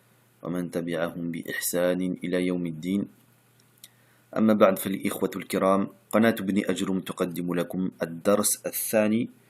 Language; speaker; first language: Arabic; non-native, fluent; French